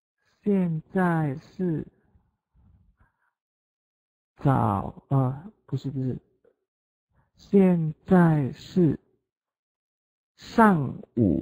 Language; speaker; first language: Chinese; non-native, fluent; Indonesian